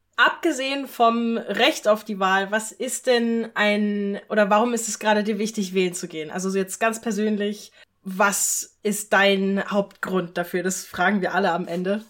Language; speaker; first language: German; early bilingual, other home language; Italian